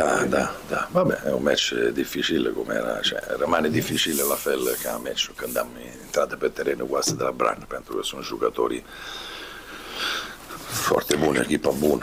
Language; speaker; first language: Romanian; non-native, fluent; Italian